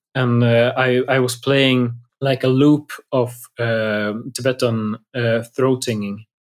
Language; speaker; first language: English; non-native, fluent; Swedish